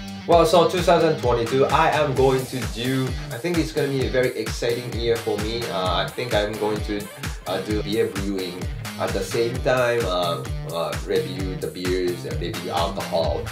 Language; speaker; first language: English; non-native, fluent; Japanese